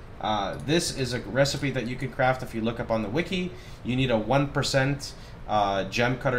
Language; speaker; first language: English; native; English